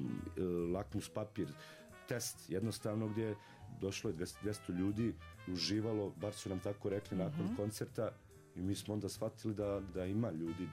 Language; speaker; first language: Serbian; native; Serbian